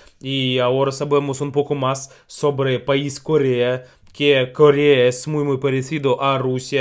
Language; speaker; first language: Spanish; non-native, learner; Russian